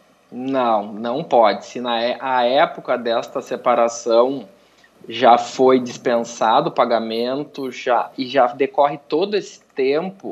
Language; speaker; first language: Portuguese; native; Portuguese